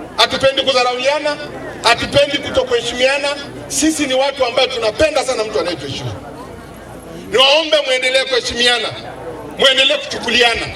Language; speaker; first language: Swahili; non-native, local second language; Masai